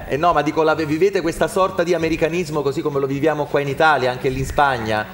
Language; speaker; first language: Italian; native; Italian